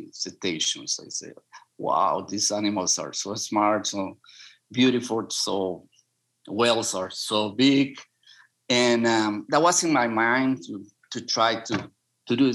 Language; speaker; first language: English; non-native, learner; Spanish